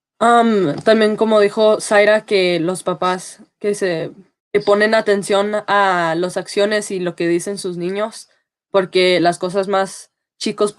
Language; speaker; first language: Spanish; early bilingual, heritage; Spanish